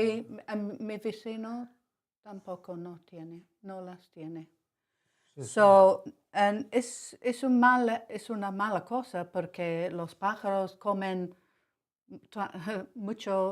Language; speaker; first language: Spanish; non-native, learner; English